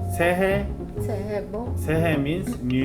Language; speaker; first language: English; non-native, fluent; Korean